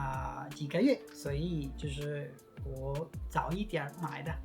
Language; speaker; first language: Chinese; non-native, fluent; Spanish